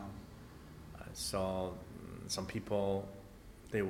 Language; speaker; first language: English; non-native, fluent; Italian